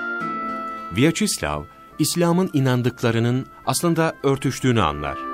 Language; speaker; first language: Turkish; native; Turkish